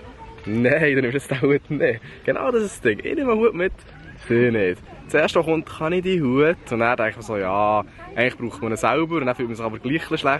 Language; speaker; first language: German; native; German